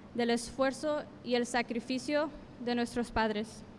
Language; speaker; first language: Spanish; early bilingual, heritage; Spanish